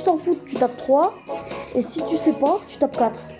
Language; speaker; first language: French; native; French